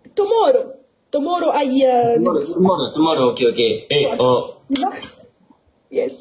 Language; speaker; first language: English; non-native, learner; Arabic